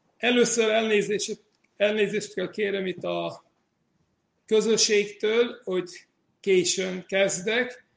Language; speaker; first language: Hungarian; early bilingual, heritage; Hungarian